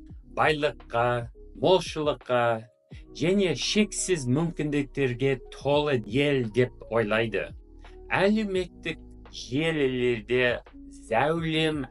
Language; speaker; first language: Kazakh; non-native, fluent; English